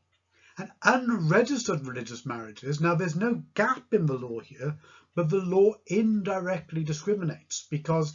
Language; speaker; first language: English; native; English